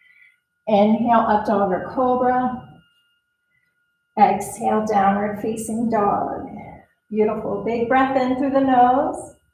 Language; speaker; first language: English; native; English